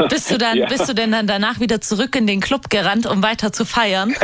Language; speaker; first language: German; native; German